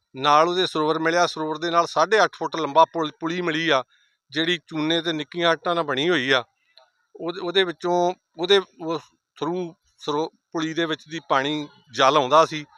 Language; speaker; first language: Punjabi; native; Punjabi